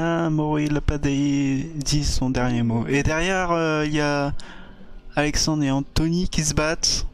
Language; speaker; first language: French; native; French